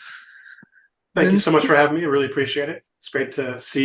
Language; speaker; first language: English; native; English